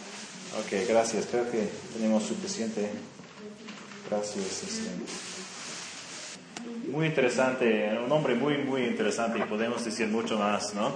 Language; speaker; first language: Spanish; non-native, fluent; English